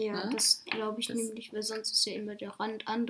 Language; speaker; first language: German; native; German